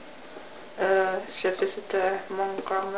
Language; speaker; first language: French; non-native, learner; English